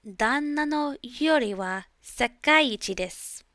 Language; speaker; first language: Japanese; non-native, learner; English